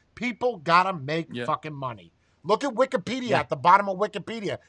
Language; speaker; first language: English; native; English